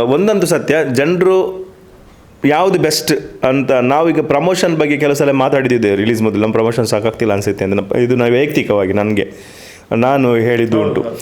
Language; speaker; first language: Kannada; non-native, local second language; Tulu